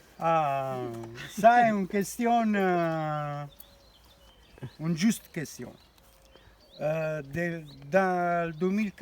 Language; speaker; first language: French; non-native, learner; Italian